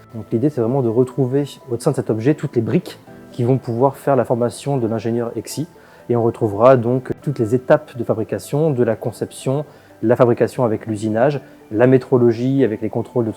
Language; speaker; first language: French; native; French